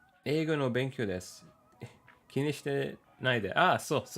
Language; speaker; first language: Japanese; non-native, learner; English